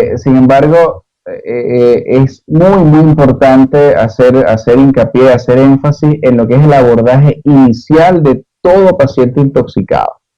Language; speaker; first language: Spanish; native; Spanish